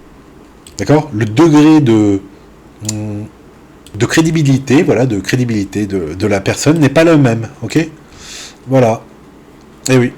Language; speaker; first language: French; native; French